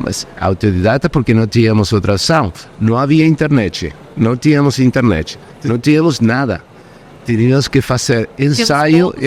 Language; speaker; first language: Portuguese; non-native, fluent; Spanish